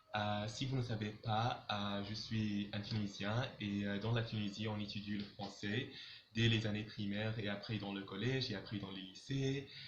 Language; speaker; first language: French; non-native, local second language; Arabic